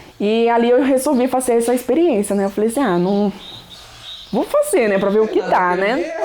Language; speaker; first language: Portuguese; native; Portuguese